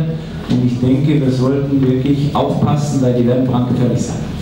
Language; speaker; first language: German; native; German